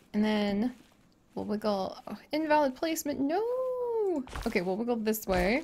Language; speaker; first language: English; native; English